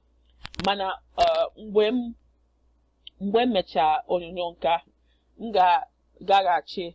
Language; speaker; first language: Igbo; non-native, learner; English